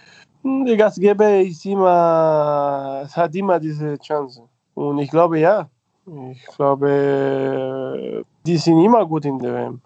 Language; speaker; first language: German; non-native, fluent; Spanish